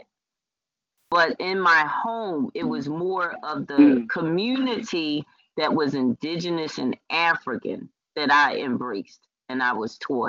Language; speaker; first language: English; native; English